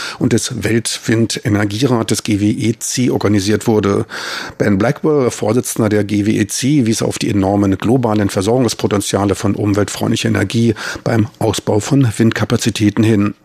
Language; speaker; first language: German; native; German